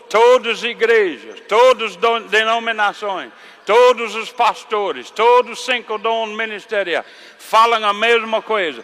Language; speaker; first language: Portuguese; non-native, fluent; English